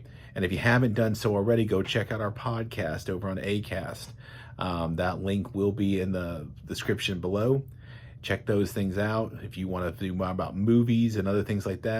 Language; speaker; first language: English; native; English